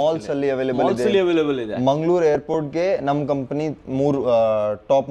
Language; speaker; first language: Kannada; non-native, local second language; Hindi